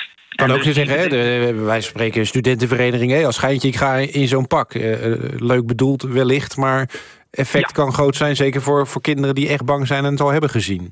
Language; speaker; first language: Dutch; native; Dutch